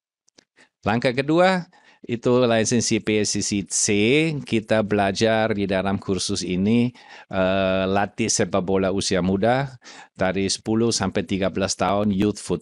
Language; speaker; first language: Indonesian; non-native, fluent; German